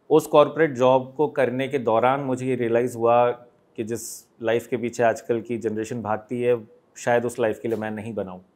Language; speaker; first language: Hindi; native; Hindi